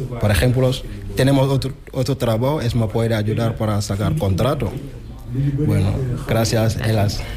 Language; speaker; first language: Spanish; non-native, learner; Wolof